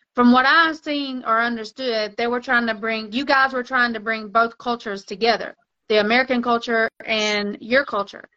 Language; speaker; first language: English; native; English